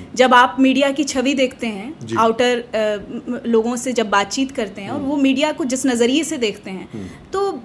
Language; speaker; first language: Hindi; native; Hindi